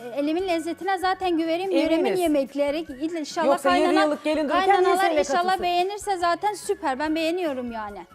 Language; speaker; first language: Turkish; native; Turkish